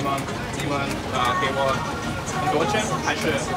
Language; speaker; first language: Chinese; non-native, learner; English